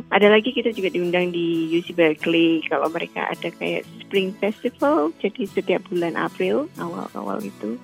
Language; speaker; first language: Indonesian; native; Indonesian